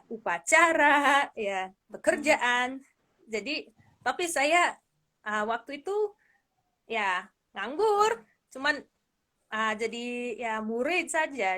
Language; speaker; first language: Indonesian; non-native, fluent; English